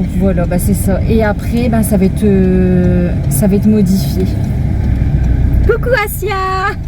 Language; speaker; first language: French; native; French